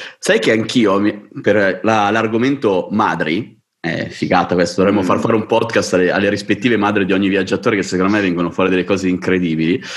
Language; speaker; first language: Italian; native; Italian